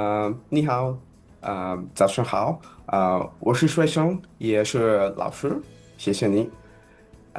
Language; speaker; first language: Chinese; non-native, learner; Tamil